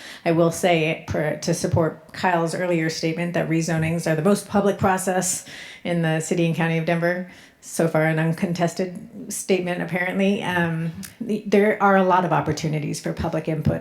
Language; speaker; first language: English; native; English